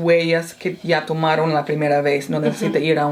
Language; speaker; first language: Spanish; non-native, fluent; English